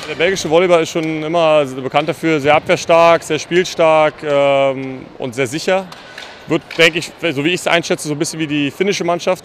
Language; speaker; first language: German; native; German